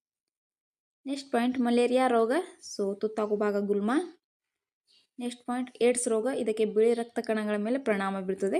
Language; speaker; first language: Kannada; native; Kannada